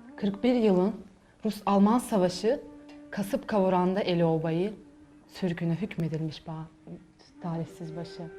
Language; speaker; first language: Turkish; early bilingual, heritage; Uzbek